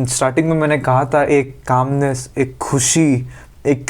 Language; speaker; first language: Hindi; native; Hindi